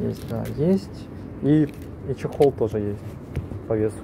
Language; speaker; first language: Russian; native; Russian